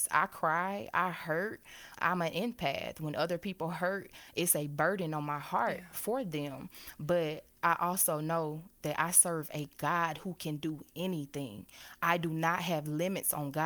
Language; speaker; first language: English; native; English